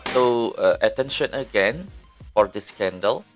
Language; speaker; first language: English; non-native, learner; Indonesian